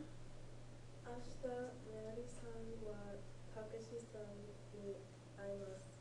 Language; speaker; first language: Japanese; non-native, learner; English